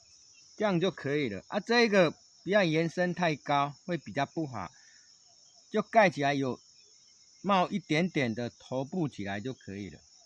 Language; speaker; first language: Chinese; non-native, local second language; Min Nan Chinese